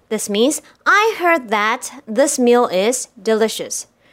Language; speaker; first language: English; non-native, fluent; Japanese